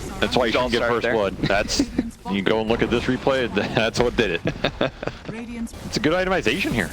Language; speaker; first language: English; native; English